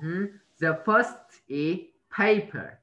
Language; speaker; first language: English; non-native, learner; Vietnamese